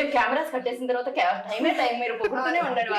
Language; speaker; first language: Telugu; native; Telugu